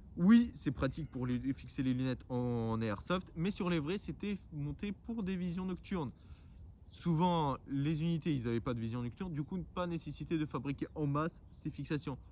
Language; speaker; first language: French; non-native, fluent; Ukrainian